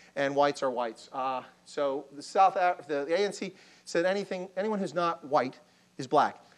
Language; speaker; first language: English; native; English